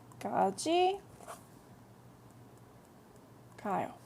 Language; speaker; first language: Korean; non-native, fluent; English